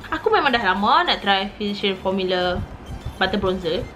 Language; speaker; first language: English; non-native, local second language; Malay